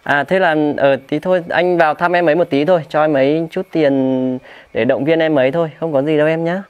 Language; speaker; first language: Vietnamese; native; Vietnamese